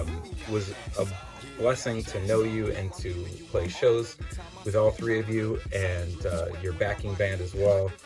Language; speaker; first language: English; native; English